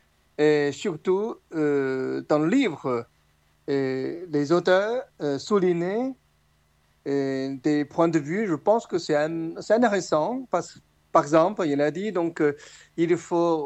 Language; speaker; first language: French; non-native, fluent; Chinese